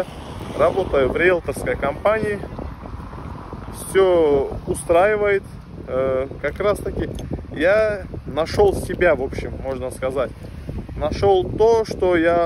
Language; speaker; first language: Russian; non-native, local second language; Turkish